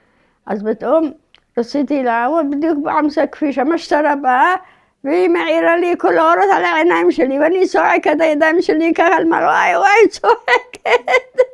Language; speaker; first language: Hebrew; early bilingual, other home language; Arabic